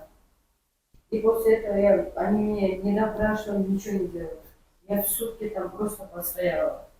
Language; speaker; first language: Russian; non-native, local second language; Kyrgyz